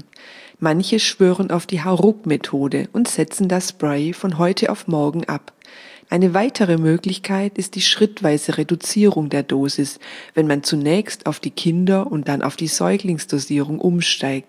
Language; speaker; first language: German; native; German